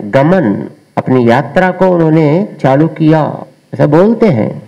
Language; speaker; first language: Hindi; non-native, local second language; Telugu